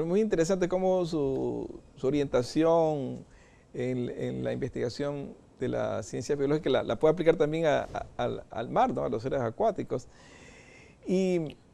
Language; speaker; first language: Spanish; native; Spanish